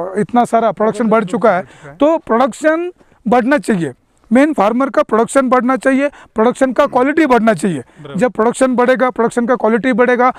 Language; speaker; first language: Hindi; non-native, local second language; Marathi